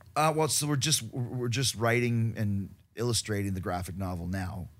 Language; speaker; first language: English; native; English